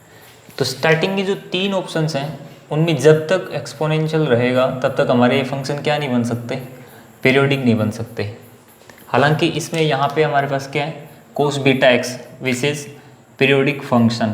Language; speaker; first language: Hindi; native; Hindi